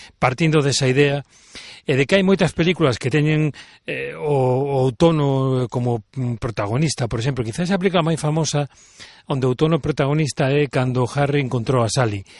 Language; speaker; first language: Galician; native; Galician